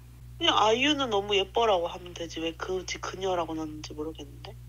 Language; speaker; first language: Korean; native; Korean